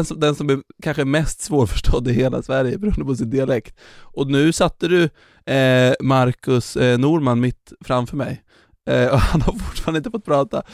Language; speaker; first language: Swedish; native; Swedish